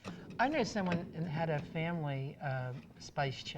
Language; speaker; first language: English; native; English